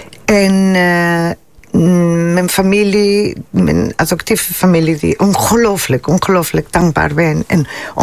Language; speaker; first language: Dutch; non-native, fluent; Spanish